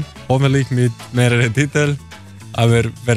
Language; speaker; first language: German; non-native, learner; Croatian